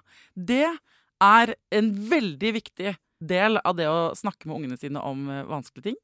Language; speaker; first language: Norwegian; native; Norwegian